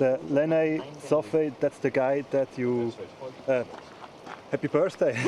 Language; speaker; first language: English; non-native, learner; Norwegian